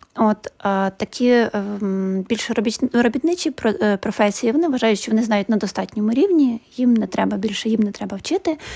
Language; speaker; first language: Ukrainian; native; Ukrainian